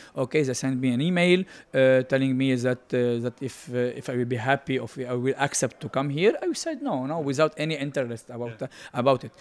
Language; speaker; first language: English; non-native, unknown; Arabic